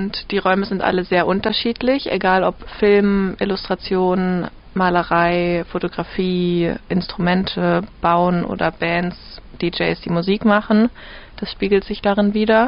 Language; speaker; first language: German; native; German